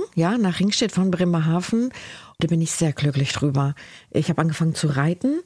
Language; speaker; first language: German; early bilingual, other home language; Spanish